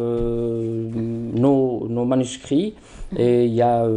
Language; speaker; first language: French; non-native, local second language; Arabic